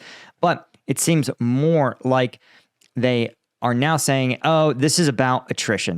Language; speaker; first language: English; native; English